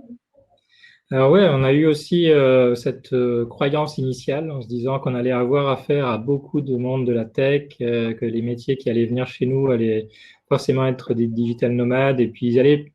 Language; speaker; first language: French; native; French